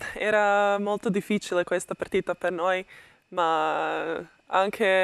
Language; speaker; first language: Italian; non-native, learner; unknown